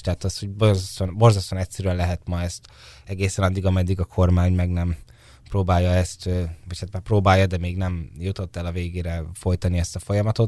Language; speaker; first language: Hungarian; native; Hungarian